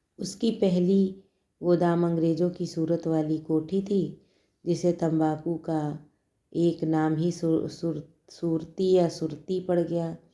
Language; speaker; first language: Hindi; native; Hindi